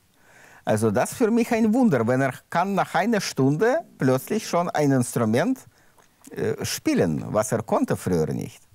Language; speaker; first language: German; non-native, learner; Russian